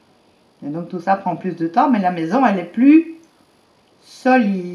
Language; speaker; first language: French; native; French